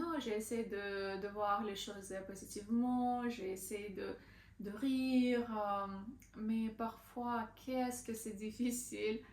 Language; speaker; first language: French; non-native, learner; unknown